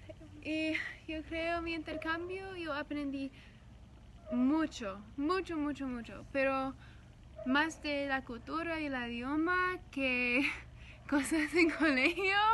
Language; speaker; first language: Spanish; non-native, learner; English